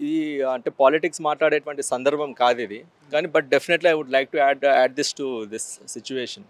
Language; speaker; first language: Telugu; native; Telugu